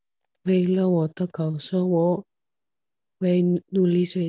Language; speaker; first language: Chinese; non-native, learner; Indonesian